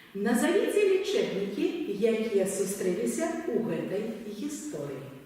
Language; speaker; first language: Belarusian; native; Belarusian